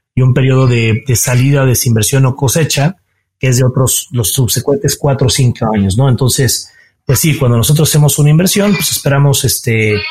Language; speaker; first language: Spanish; native; Spanish